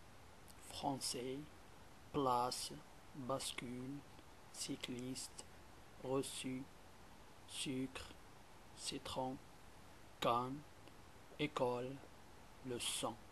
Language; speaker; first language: French; non-native, local second language; Arabic